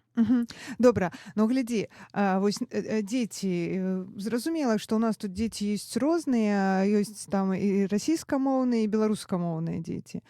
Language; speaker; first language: Belarusian; native; Belarusian